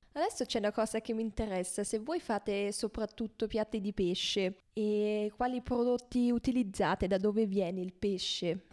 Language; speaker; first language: Italian; non-native, fluent; German